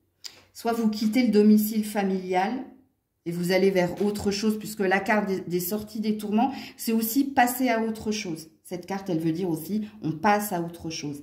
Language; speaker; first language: French; native; French